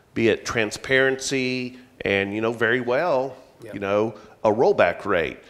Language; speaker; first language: English; native; English